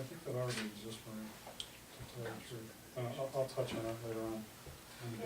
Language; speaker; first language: English; native; English